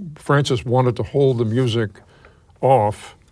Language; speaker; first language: English; native; English